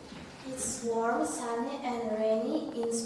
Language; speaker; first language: English; non-native, learner; Kazakh